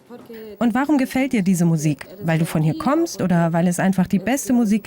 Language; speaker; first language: German; native; German